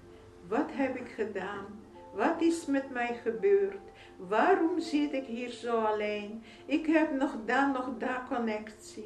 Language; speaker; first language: Dutch; non-native, fluent; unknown